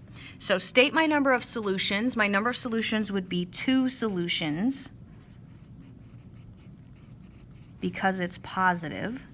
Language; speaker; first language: English; native; English